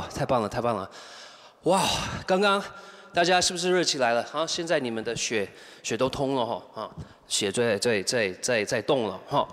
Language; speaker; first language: Chinese; non-native, fluent; English